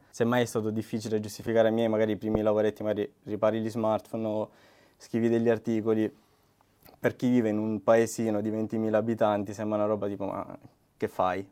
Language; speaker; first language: Italian; native; Italian